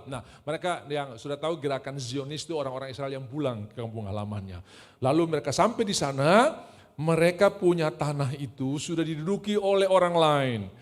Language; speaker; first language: Indonesian; native; Indonesian